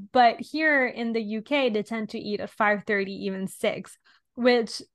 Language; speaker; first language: English; non-native, fluent; Italian